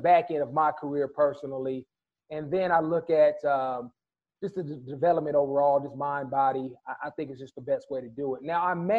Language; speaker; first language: English; native; English